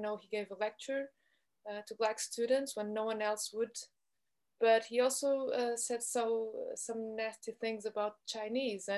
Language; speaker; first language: English; non-native, fluent; Portuguese